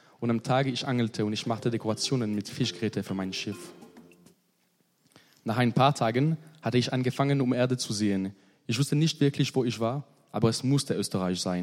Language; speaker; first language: German; non-native, learner; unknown